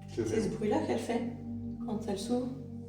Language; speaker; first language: French; native; French